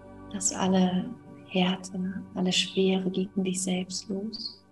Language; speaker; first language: German; native; German